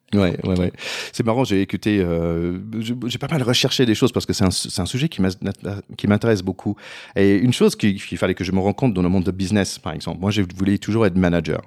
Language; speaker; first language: French; non-native, fluent; English